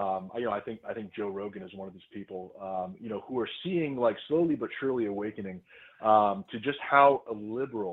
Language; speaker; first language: English; native; English